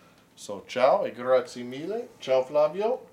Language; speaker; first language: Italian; non-native, learner; English